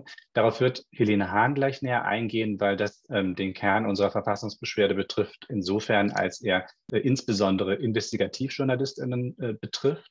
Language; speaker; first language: German; native; German